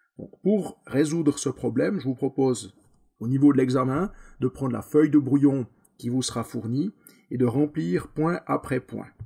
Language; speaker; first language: French; native; French